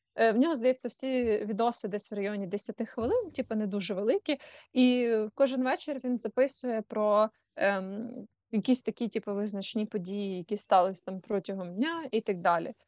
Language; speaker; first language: Ukrainian; non-native, local second language; Russian